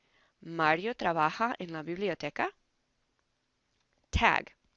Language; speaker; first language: Spanish; non-native, fluent; English